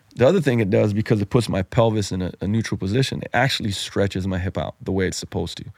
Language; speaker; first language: English; non-native, fluent; Slovenian